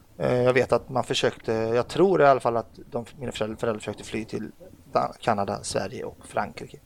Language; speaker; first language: Swedish; early bilingual, other home language; Arabic